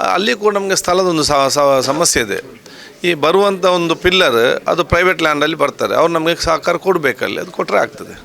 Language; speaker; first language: Kannada; native; Kannada